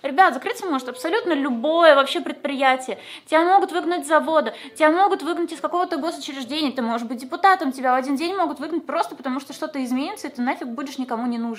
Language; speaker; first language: Russian; native; Russian